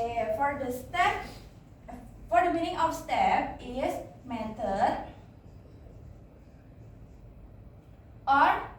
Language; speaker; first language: English; non-native, learner; Indonesian